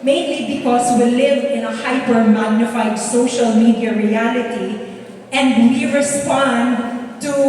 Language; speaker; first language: English; non-native, local second language; Filipino